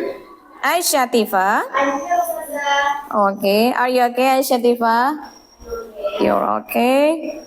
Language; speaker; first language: English; non-native, fluent; Indonesian